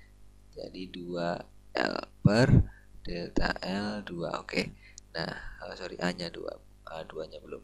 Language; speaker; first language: Indonesian; native; Indonesian